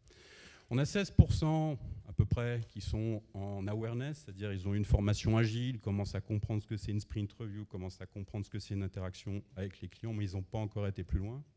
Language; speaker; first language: French; native; French